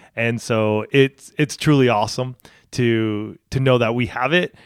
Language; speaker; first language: English; native; English